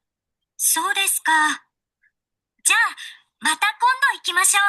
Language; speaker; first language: Japanese; non-native, learner; Sinhala